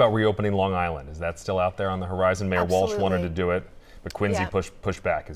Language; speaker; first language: English; native; English